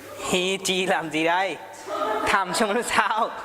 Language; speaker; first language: Vietnamese; non-native, learner; Hindi